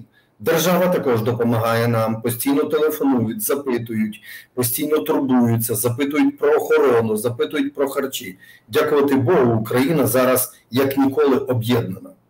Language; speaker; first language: Ukrainian; native; Ukrainian